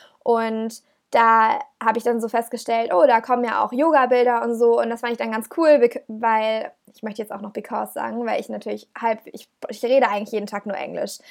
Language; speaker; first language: German; native; German